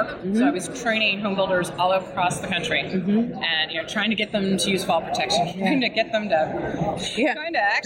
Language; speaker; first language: English; native; English